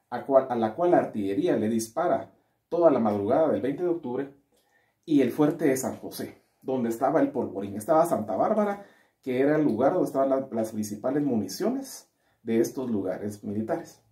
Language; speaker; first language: Spanish; native; Spanish